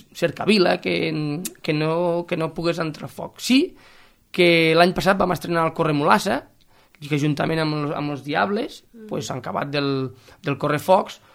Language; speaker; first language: Catalan; native; Catalan